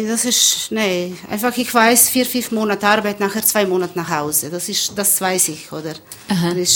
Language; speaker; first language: German; non-native, learner; Bosnian